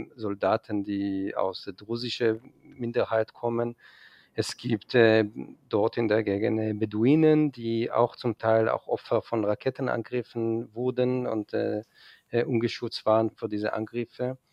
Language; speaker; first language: German; non-native, fluent; Hebrew